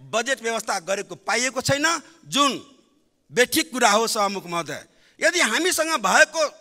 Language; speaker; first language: Nepali; non-native, local second language; Maithili